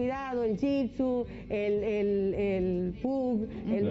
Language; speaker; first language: Spanish; native; Spanish